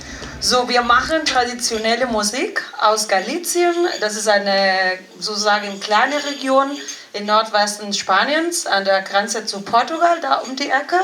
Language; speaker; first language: German; non-native, fluent; Galician